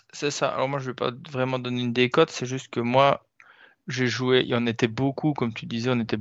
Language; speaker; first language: French; native; French